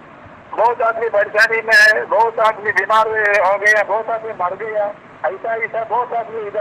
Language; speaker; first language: Hindi; non-native, local second language; Malayalam